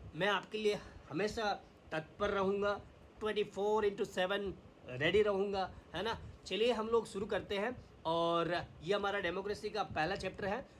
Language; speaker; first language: Hindi; native; Hindi